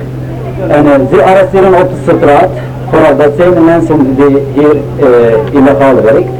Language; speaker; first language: Dutch; non-native, learner; Turkish